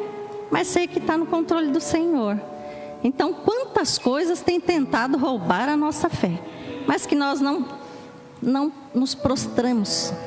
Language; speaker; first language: Portuguese; native; Portuguese